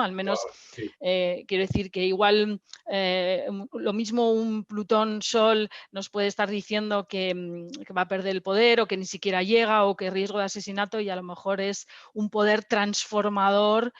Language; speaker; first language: Spanish; native; Spanish